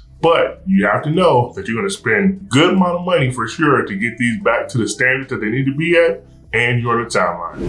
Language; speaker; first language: English; native; English